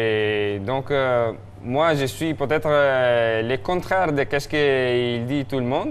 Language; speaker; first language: French; non-native, fluent; Italian